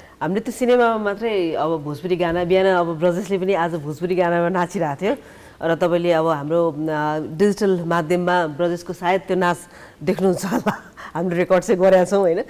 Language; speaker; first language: Nepali; native; Nepali